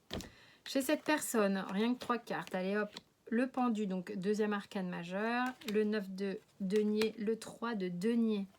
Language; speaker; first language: French; native; French